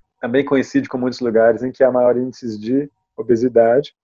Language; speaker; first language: Portuguese; native; Portuguese